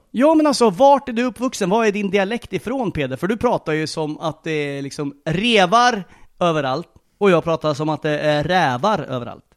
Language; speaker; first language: Swedish; native; Swedish